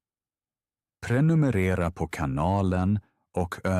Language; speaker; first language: Swedish; non-native, fluent; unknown